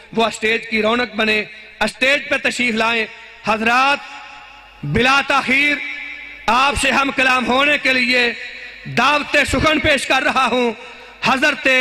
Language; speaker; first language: Urdu; non-native, local second language; Punjabi